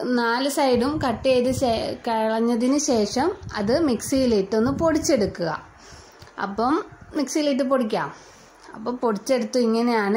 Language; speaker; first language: Malayalam; early bilingual, heritage; Malayalam